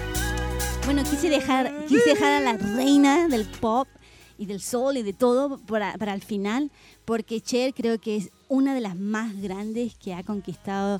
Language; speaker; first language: Spanish; native; Spanish